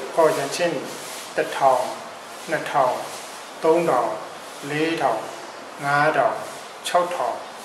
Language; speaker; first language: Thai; non-native, fluent; Burmese